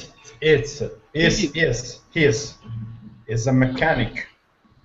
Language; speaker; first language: English; non-native, learner; Italian